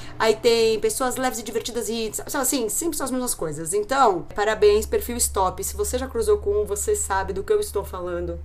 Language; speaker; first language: Portuguese; native; Portuguese